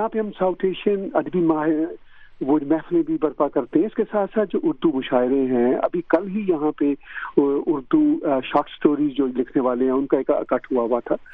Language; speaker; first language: Urdu; non-native, local second language; Punjabi